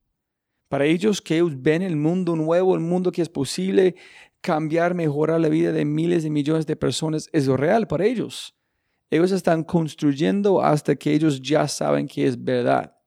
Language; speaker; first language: Spanish; non-native, learner; English